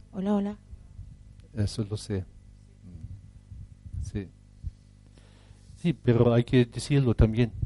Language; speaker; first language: Spanish; non-native, fluent; German